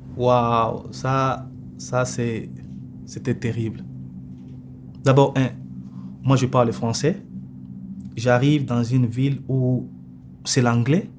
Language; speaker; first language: French; non-native, local second language; Lingala